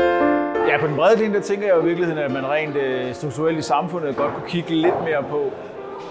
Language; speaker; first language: Danish; native; Danish